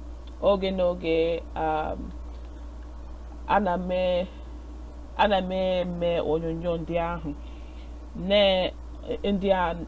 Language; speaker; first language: Igbo; non-native, learner; English